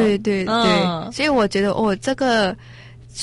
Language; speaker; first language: Chinese; non-native, learner; Thai